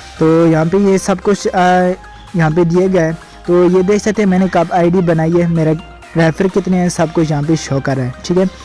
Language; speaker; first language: Urdu; non-native, local second language; Punjabi